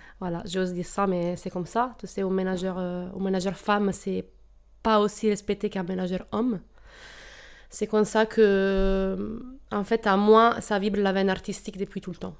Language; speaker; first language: French; non-native, fluent; Italian